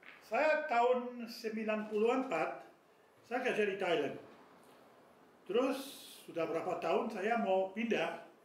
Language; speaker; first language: Indonesian; non-native, fluent; French